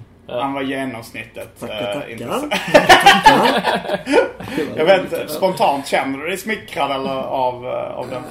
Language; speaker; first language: Swedish; native; Swedish